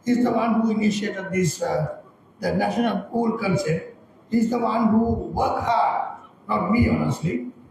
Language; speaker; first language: English; non-native, local second language; Sinhala